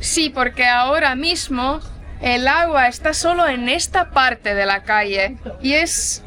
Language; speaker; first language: Spanish; non-native, fluent; Estonian